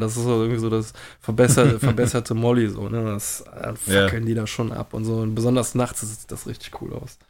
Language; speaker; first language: German; native; German